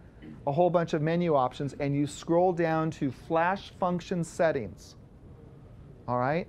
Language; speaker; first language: English; native; English